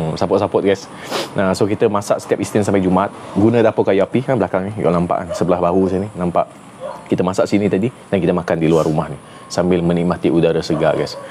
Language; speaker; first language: Malay; non-native, local second language; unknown